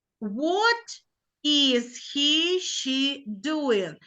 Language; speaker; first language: English; non-native, learner; Ukrainian